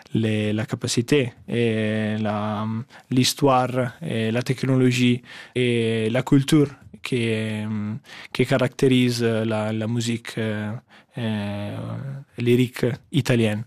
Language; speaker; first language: French; non-native, learner; Italian